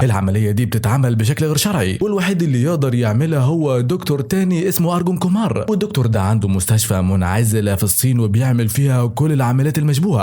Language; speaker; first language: Arabic; native; Arabic